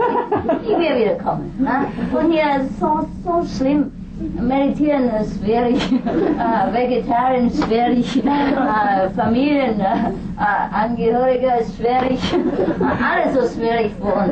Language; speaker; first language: German; non-native, learner; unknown